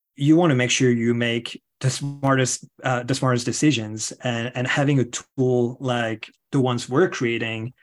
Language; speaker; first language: English; non-native, fluent; French